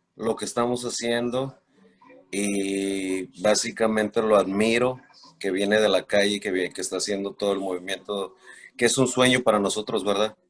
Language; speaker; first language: Spanish; early bilingual, heritage; Spanish